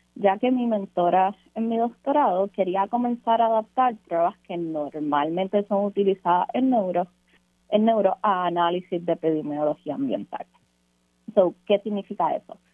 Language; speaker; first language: Spanish; native; Spanish